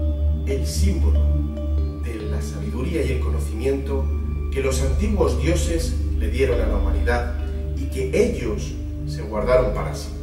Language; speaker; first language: Spanish; native; Spanish